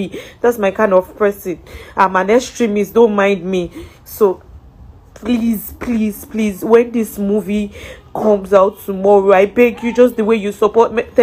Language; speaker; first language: English; non-native, local second language; Yoruba